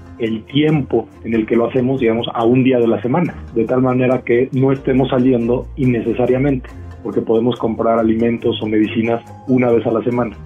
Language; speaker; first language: Spanish; native; Spanish